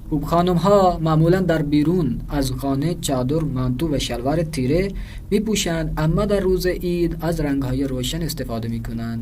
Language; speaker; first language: Persian; non-native, fluent; Urdu